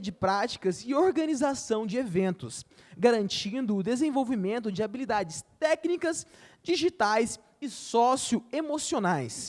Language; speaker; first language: Portuguese; native; Portuguese